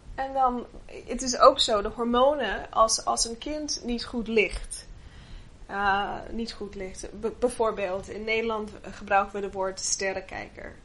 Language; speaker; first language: Dutch; non-native, fluent; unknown